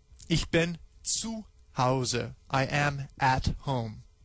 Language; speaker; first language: German; non-native, fluent; English